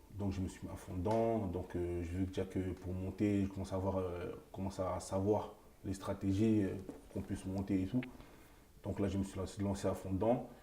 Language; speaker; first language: French; early bilingual, other home language; Lingala